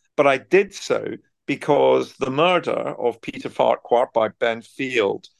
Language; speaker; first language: English; native; English